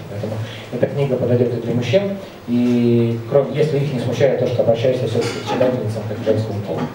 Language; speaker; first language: Russian; native; Russian